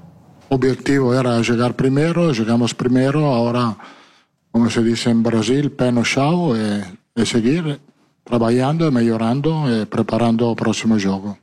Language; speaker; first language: Portuguese; non-native, learner; Italian